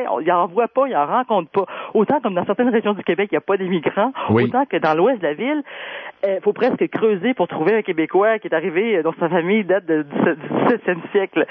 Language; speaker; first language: French; native; French